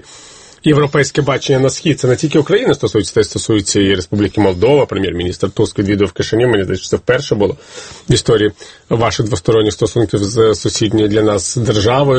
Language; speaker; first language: Ukrainian; native; Ukrainian